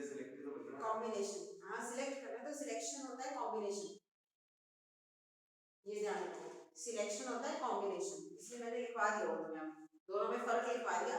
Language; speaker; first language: Hindi; native; Hindi